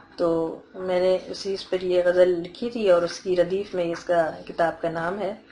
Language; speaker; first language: Urdu; native; Urdu